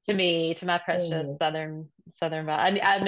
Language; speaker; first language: English; native; English